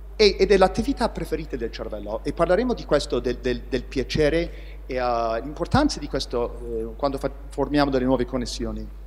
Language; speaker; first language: Italian; non-native, fluent; English